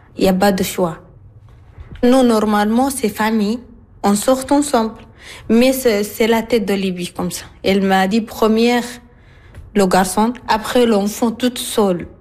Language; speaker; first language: French; non-native, learner; Arabic